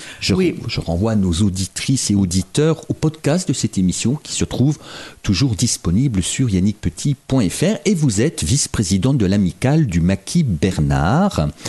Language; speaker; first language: French; native; French